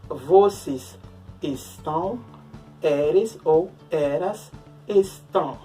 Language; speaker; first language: Portuguese; non-native, fluent; Haitian Creole